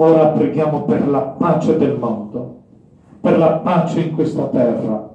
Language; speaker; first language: Italian; non-native, fluent; Polish